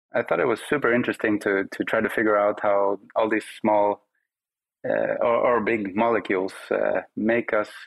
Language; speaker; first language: English; non-native, fluent; Swedish